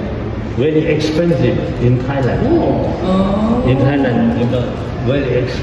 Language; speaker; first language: English; non-native, learner; Thai